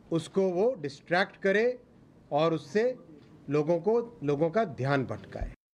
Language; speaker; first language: Hindi; native; Hindi